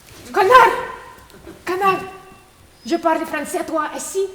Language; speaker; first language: French; non-native, learner; Russian